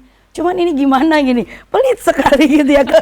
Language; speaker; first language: Indonesian; native; Indonesian